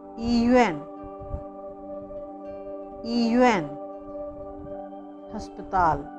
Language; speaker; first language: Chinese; non-native, fluent; Urdu